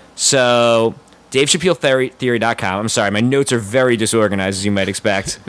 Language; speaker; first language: English; native; English